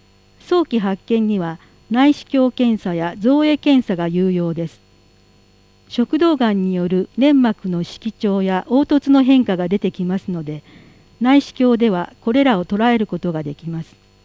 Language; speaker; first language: Japanese; native; Japanese